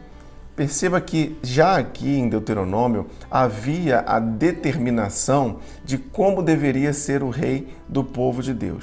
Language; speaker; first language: Portuguese; native; Portuguese